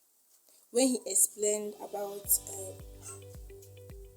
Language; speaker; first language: English; non-native, local second language; Igbo